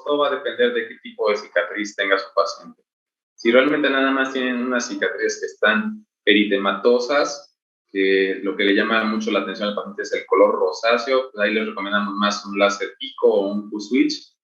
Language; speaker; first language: Spanish; native; Spanish